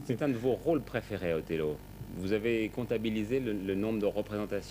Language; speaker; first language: French; native; French